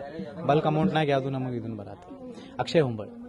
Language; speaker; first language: Kannada; native; Kannada